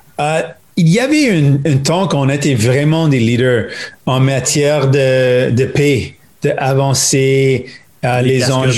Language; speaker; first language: French; non-native, local second language; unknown